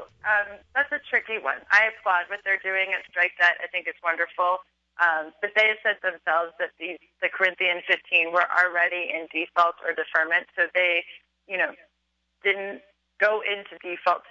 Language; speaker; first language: English; native; English